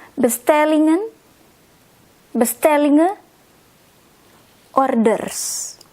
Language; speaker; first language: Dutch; non-native, fluent; Indonesian